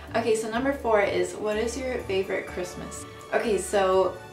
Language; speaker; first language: English; native; English